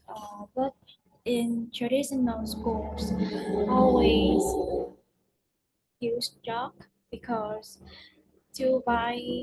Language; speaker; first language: English; non-native, learner; Vietnamese